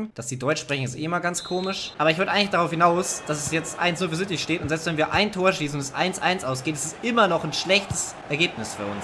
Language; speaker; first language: German; native; German